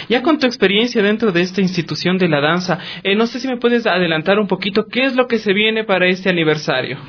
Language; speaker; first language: Spanish; native; Spanish